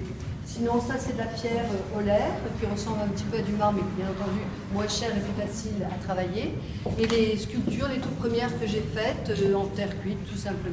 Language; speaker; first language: French; native; French